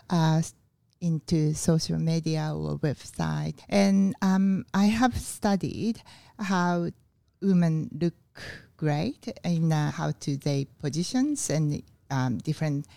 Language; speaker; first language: English; non-native, learner; Japanese